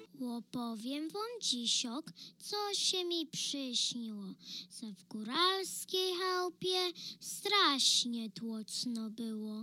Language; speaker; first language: Polish; early bilingual, heritage; Polish